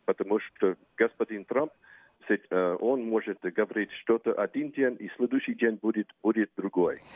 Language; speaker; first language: Russian; non-native, fluent; English